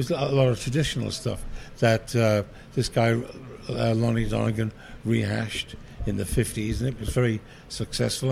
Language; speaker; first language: English; native; English